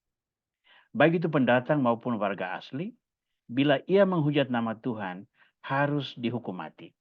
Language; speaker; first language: Indonesian; native; Indonesian